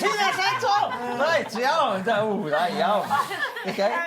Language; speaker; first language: Welsh; non-native, fluent; English